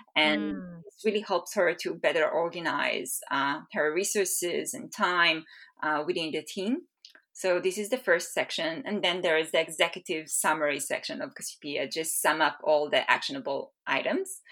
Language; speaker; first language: English; non-native, fluent; Hebrew